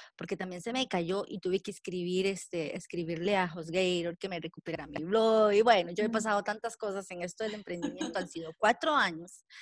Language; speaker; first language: Spanish; native; Spanish